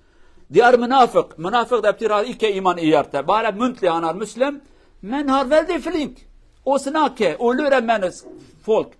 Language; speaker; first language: Norwegian; non-native, learner; Kurdish